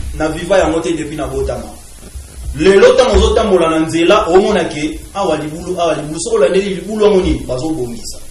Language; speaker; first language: Lingala; native; Lingala